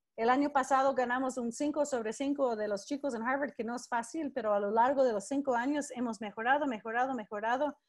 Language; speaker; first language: Spanish; non-native, fluent; English